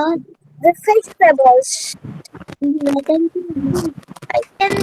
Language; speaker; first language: English; non-native, learner; Indonesian